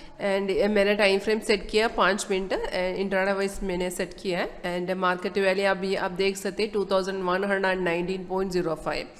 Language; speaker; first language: Hindi; non-native, local second language; Malayalam